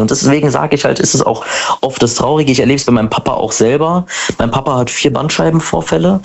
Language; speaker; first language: German; native; German